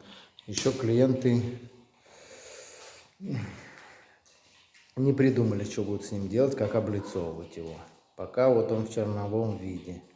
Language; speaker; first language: Russian; native; Russian